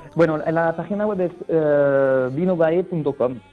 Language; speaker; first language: Spanish; non-native, fluent; French